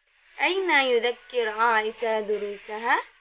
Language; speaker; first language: Arabic; non-native, learner; Indonesian